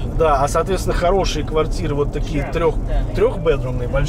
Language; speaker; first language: Russian; native; Russian